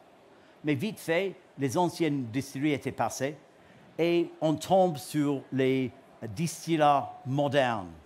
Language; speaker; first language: French; non-native, learner; English